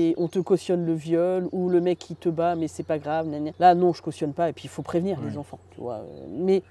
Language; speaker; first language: French; native; French